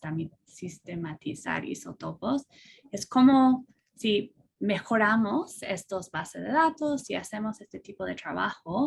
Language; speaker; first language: Spanish; non-native, fluent; English